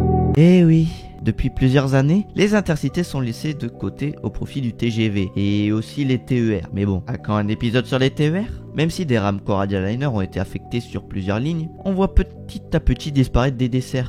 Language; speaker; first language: French; native; French